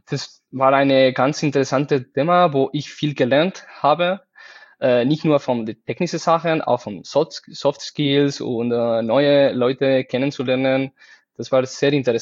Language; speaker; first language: German; non-native, fluent; Spanish